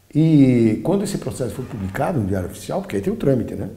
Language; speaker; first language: Portuguese; early bilingual, other home language; Polish